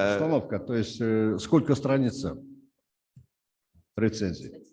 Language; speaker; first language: Russian; non-native, local second language; Kyrgyz